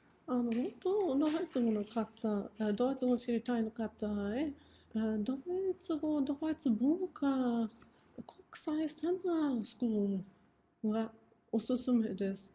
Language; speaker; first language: Japanese; non-native, fluent; German